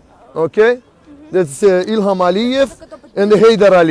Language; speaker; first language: Dutch; non-native, fluent; Azerbaijani